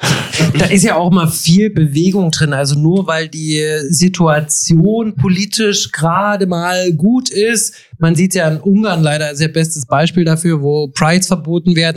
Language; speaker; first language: German; native; German